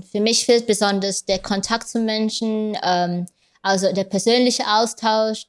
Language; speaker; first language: German; non-native, fluent; Vietnamese